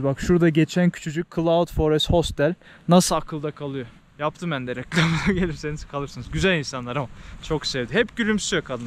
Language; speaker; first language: Turkish; native; Turkish